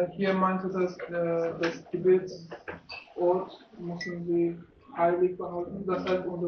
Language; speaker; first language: German; non-native, learner; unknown